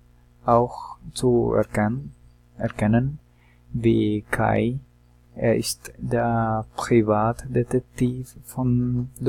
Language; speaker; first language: German; non-native, learner; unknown